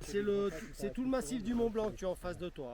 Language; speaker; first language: French; native; French